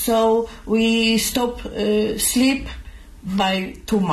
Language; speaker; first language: English; non-native, learner; Polish